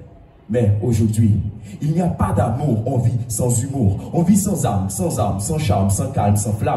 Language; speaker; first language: French; non-native, local second language; Haitian Creole